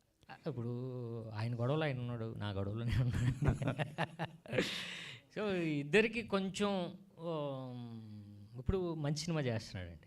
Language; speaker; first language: Telugu; native; Telugu